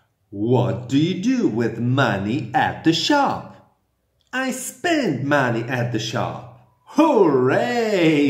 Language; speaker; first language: English; non-native, fluent; Polish